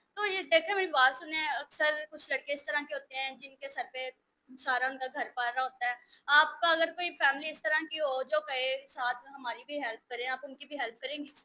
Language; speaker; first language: Urdu; native; Urdu